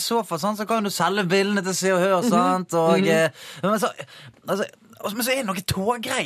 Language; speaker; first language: Norwegian; native; Norwegian